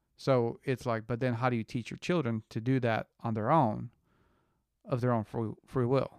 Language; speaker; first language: English; early bilingual, other home language; Spanish